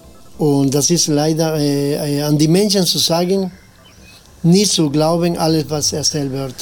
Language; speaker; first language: German; non-native, fluent; Spanish